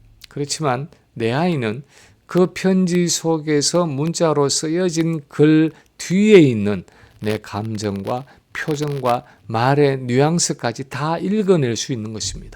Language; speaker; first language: Korean; native; Korean